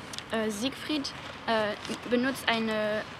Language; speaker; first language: German; non-native, learner; French